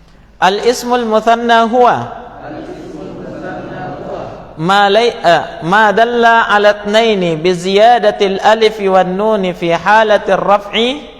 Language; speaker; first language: Arabic; non-native, fluent; Indonesian